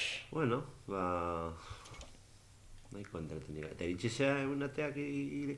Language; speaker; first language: Basque; native; Basque